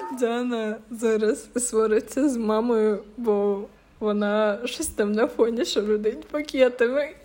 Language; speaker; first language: Ukrainian; native; Ukrainian